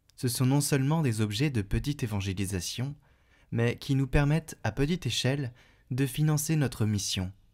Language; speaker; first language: French; native; French